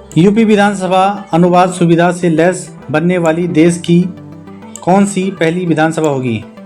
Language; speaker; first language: Hindi; native; Hindi